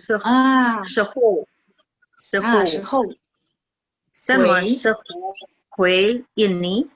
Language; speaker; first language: Chinese; non-native, learner; Indonesian